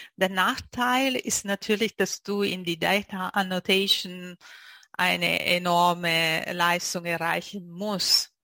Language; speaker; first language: German; non-native, fluent; Italian